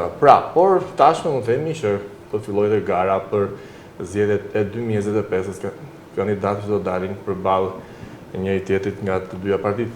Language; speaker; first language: Albanian; native; Albanian